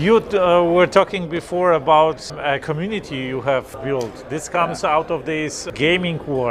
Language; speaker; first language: English; non-native, fluent; Polish